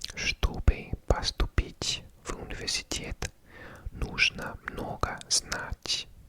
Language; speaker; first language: Russian; non-native, learner; English